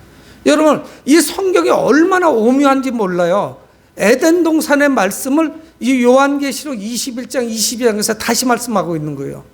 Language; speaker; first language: Korean; native; Korean